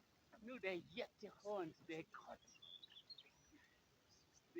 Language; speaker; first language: Swedish; non-native, learner; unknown